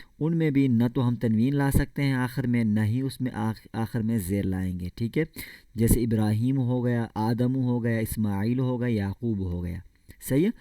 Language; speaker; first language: Urdu; native; Urdu